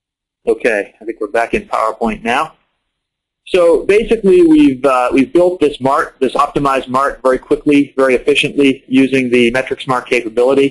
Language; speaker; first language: English; native; English